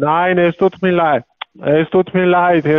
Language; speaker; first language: German; non-native, learner; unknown